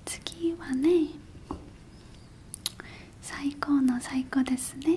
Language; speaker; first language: Japanese; non-native, learner; Korean